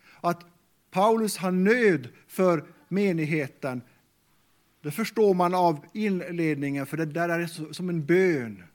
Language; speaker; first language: Swedish; non-native, local second language; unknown